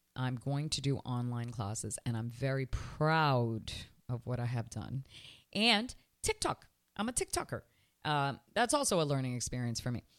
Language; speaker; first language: English; early bilingual, other home language; Spanish